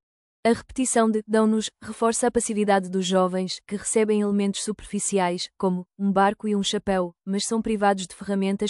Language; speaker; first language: Portuguese; native; Portuguese